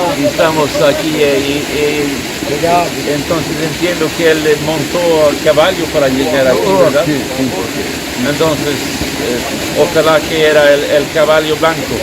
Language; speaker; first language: Spanish; non-native, fluent; Swedish